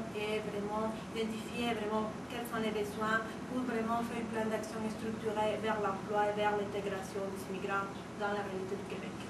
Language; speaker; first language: French; non-native, fluent; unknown